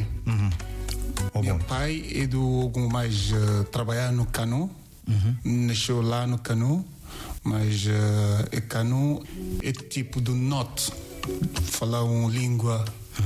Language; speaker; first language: Portuguese; non-native, learner; Yoruba